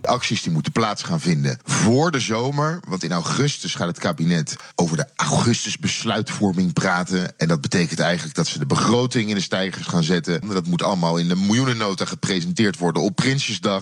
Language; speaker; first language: Dutch; native; Dutch